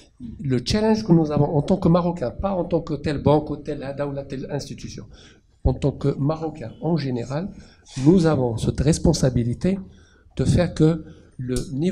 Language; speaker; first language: French; non-native, local second language; Arabic